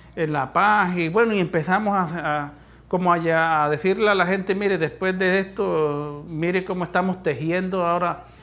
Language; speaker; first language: Spanish; native; Spanish